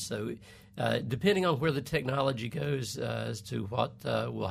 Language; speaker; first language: English; native; English